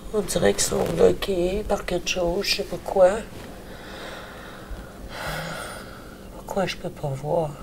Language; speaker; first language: French; native; French